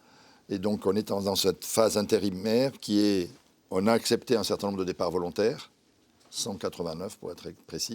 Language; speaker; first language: French; native; French